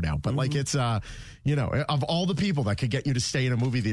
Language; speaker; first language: English; native; English